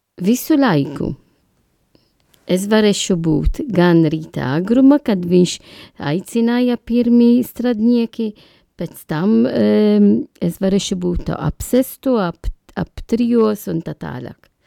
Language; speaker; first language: Latvian; non-native, learner; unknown